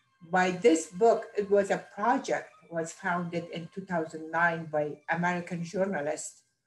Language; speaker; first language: English; non-native, learner; Persian